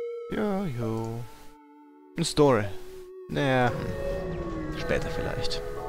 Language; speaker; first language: German; native; German